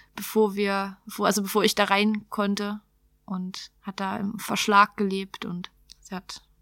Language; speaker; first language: German; native; German